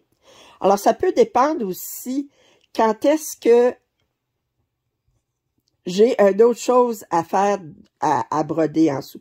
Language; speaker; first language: French; native; French